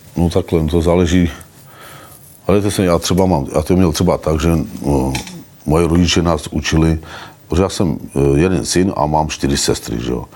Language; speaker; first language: Czech; native; Czech